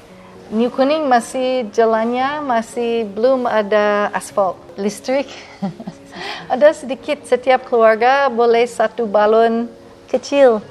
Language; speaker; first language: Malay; non-native, fluent; English